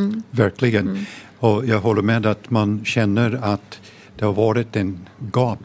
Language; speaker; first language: Swedish; non-native, fluent; English